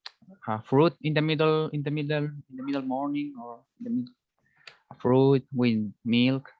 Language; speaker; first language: English; non-native, learner; Spanish